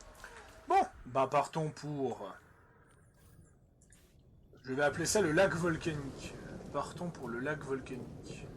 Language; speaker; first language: French; native; French